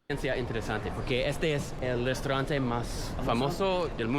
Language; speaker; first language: Spanish; non-native, learner; English